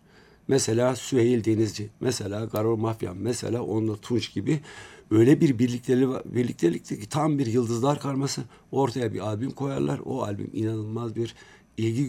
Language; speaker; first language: Turkish; native; Turkish